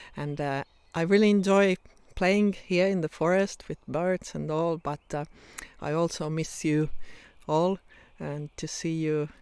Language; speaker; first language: English; non-native, fluent; Estonian